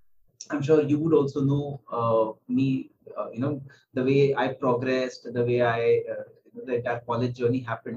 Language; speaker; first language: English; non-native, local second language; Marathi